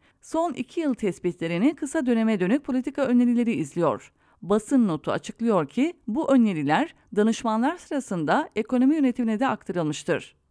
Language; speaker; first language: Turkish; native; Turkish